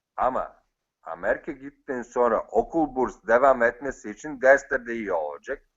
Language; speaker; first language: Turkish; non-native, fluent; Bosnian